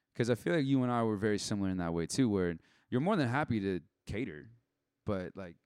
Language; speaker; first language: English; native; English